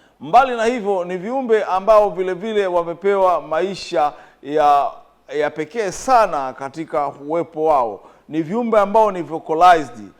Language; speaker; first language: Swahili; native; Swahili